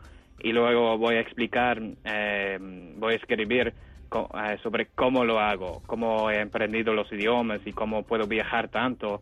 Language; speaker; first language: Spanish; non-native, fluent; English